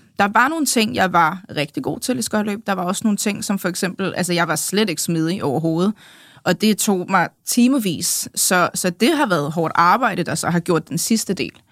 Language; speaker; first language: Danish; early bilingual, other home language; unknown